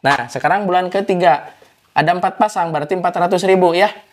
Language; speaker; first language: Indonesian; native; Indonesian